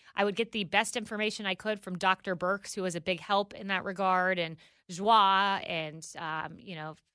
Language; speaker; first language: English; native; English